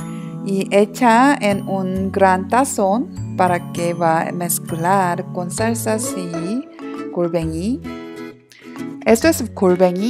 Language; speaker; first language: Spanish; non-native, learner; Korean